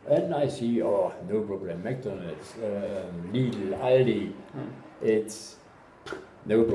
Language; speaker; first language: English; non-native, learner; German